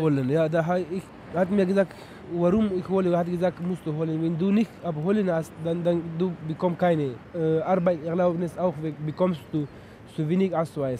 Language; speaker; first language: German; non-native, learner; Pashto